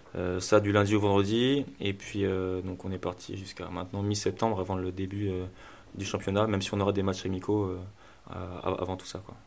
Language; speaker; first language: French; native; French